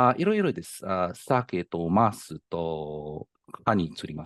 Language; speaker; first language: Japanese; non-native, learner; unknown